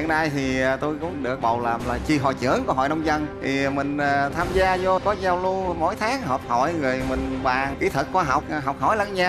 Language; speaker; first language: Vietnamese; native; Vietnamese